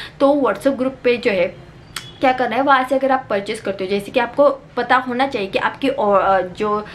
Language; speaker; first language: Hindi; native; Hindi